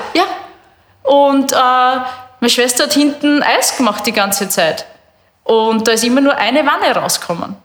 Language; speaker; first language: German; native; German